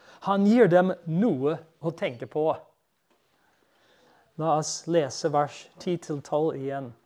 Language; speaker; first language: Norwegian; non-native, fluent; English